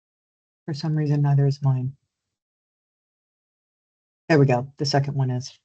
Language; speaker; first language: English; native; English